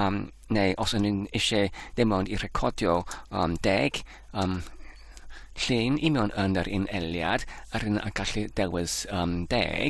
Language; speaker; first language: Welsh; non-native, learner; Polish